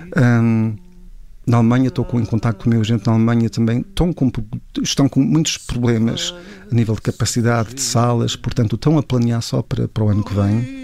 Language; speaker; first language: Portuguese; early bilingual, heritage; Portuguese